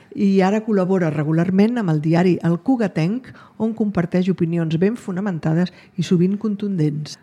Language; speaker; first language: Catalan; native; Catalan